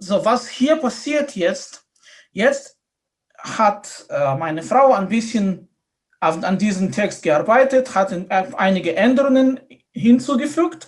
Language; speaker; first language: German; non-native, fluent; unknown